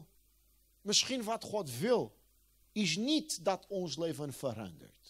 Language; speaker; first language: Dutch; non-native, fluent; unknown